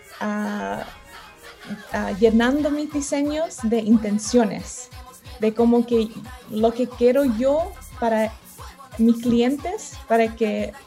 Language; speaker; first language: Spanish; early bilingual, heritage; Spanish